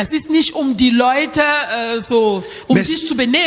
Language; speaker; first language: German; non-native, learner; French